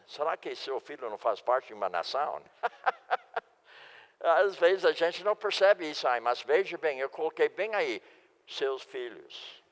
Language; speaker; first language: Portuguese; non-native, fluent; English